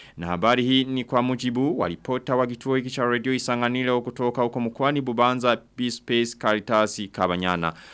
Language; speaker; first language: Swahili; non-native, local second language; Rundi